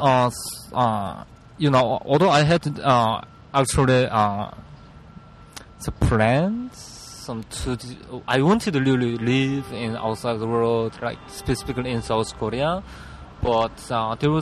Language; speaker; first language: English; non-native, learner; Korean